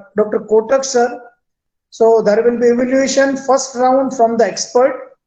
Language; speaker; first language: English; non-native, local second language; Gujarati